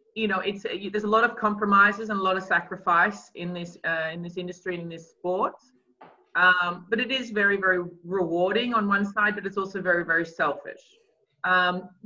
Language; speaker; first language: English; native; English